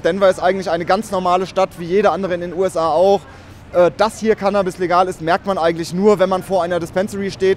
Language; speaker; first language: German; native; German